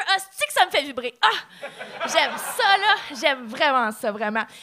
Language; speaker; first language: French; native; French